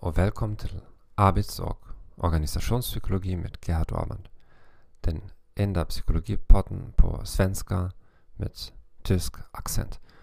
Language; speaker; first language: Swedish; non-native, fluent; German